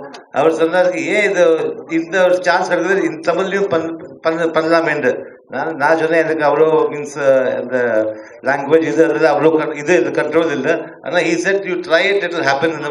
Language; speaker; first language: Tamil; early bilingual, heritage; Tamil